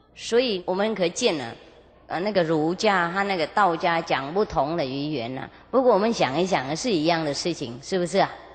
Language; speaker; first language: Chinese; non-native, fluent; Vietnamese